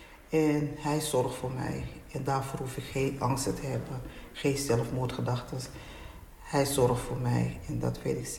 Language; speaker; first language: Dutch; native; Dutch